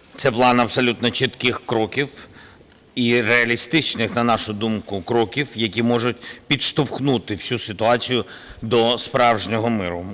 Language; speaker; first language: Ukrainian; non-native, local second language; Russian